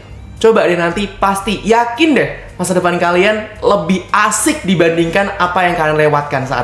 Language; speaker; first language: Indonesian; native; Indonesian